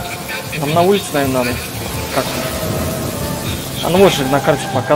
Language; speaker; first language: Russian; native; Russian